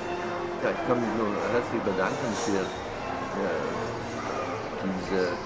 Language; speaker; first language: German; non-native, fluent; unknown